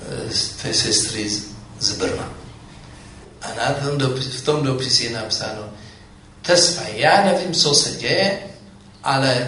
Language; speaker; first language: Czech; non-native, fluent; Amharic